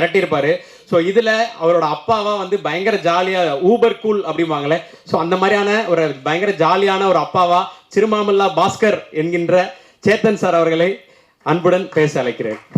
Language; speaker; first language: Tamil; native; Tamil